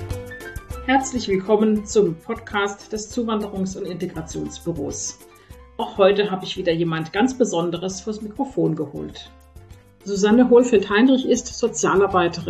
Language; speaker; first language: German; native; German